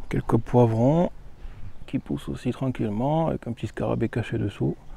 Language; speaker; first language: French; native; French